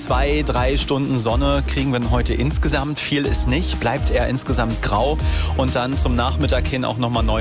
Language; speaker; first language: German; native; German